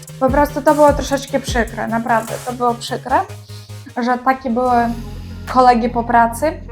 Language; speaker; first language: Polish; non-native, learner; Ukrainian